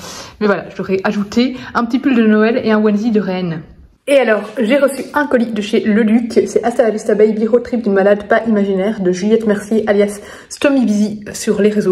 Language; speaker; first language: French; native; French